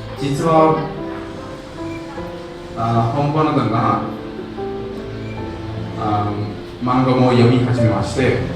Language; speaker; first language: Japanese; non-native, learner; Tamil